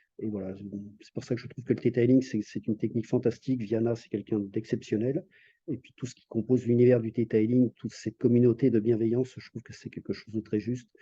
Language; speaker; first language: French; native; French